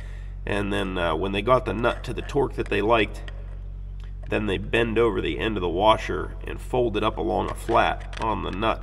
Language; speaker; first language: English; native; English